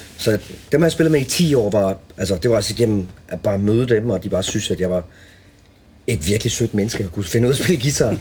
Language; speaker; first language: Danish; early bilingual, other home language; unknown